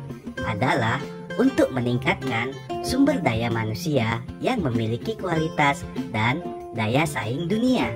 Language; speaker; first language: Indonesian; native; Indonesian